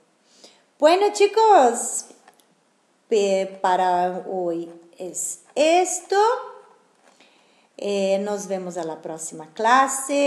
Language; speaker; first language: Spanish; non-native, fluent; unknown